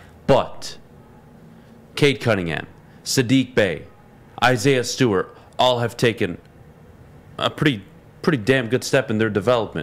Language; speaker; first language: English; native; English